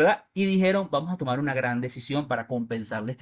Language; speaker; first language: Spanish; native; Spanish